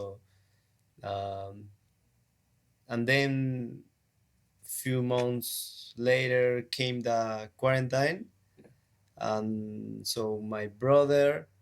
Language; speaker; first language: English; non-native, learner; Spanish